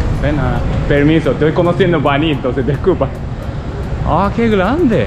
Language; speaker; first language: Spanish; non-native, learner; Japanese